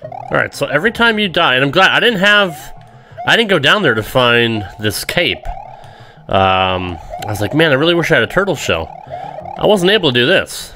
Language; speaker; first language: English; native; English